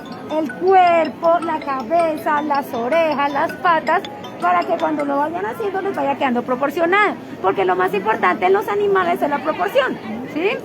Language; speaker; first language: Spanish; native; Spanish